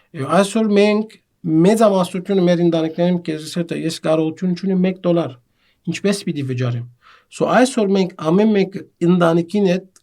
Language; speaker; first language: Armenian; native; Armenian